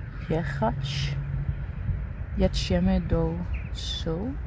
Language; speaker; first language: Polish; non-native, learner; Dutch